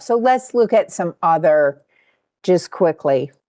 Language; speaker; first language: English; native; English